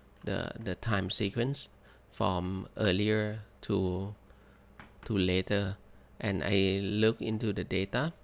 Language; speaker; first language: English; non-native, fluent; Thai